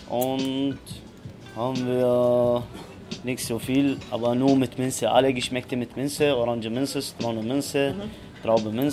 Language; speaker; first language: German; non-native, learner; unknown